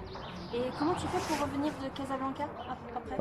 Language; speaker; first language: French; native; French